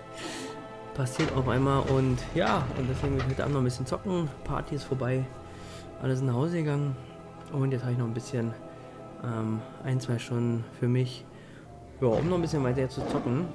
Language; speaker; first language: German; native; German